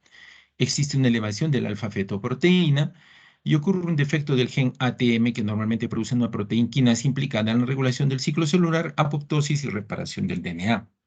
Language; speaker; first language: Spanish; native; Spanish